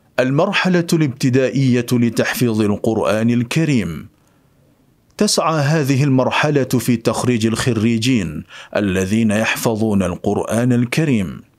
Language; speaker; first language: Arabic; non-native, fluent; Indonesian